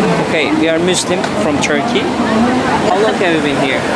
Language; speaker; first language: English; non-native, learner; Turkish